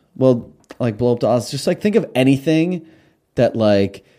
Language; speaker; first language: English; early bilingual, other home language; Russian